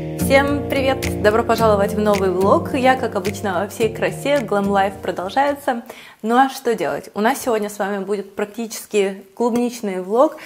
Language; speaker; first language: Russian; native; Russian